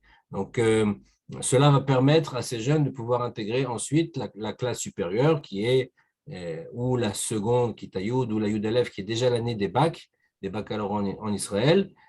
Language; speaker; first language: French; native; French